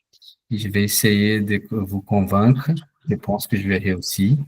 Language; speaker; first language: French; non-native, fluent; Portuguese